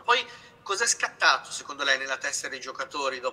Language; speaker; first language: Italian; native; Italian